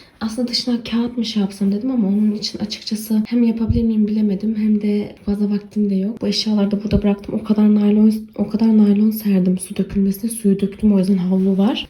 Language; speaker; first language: Turkish; early bilingual, heritage; Turkish